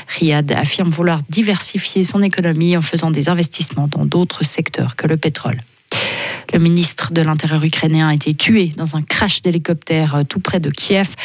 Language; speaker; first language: French; native; French